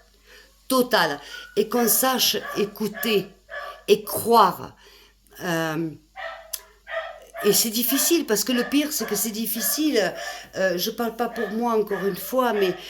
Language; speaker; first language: French; native; French